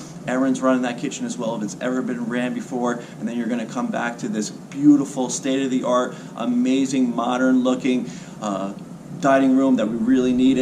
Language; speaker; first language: English; native; English